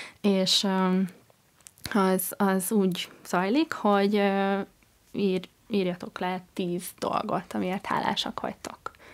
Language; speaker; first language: Hungarian; non-native, fluent; English